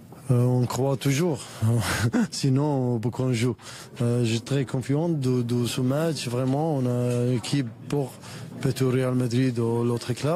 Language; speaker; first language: French; non-native, learner; Arabic